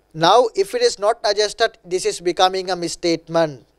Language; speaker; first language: English; non-native, local second language; Sinhala